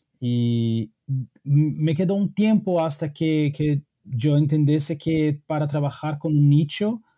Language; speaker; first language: Spanish; non-native, fluent; Portuguese